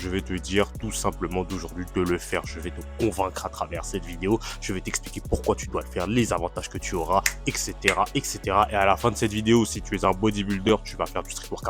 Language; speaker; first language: French; native; French